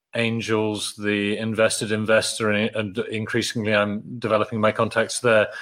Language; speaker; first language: English; native; English